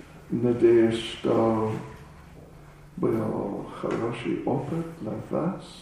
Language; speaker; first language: Russian; non-native, learner; English